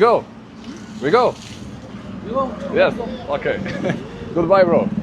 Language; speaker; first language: English; non-native, learner; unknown